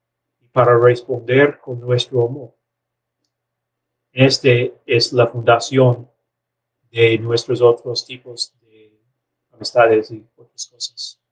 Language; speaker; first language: Spanish; non-native, learner; English